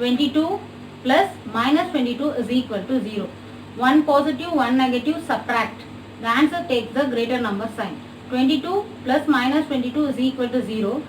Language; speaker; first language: English; non-native, local second language; Tamil